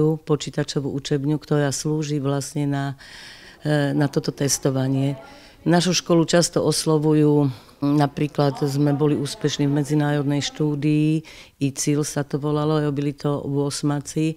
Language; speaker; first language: Slovak; native; Slovak